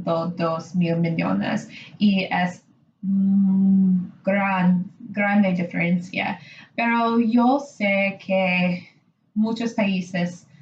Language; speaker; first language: Spanish; non-native, learner; English